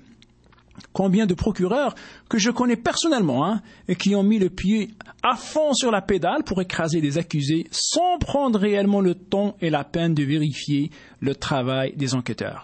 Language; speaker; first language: French; native; French